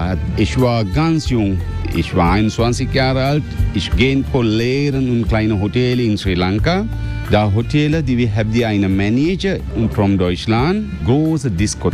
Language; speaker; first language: German; non-native, learner; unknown